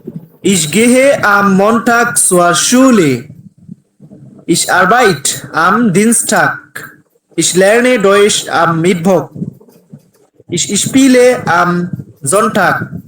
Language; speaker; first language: German; non-native, learner; Bangla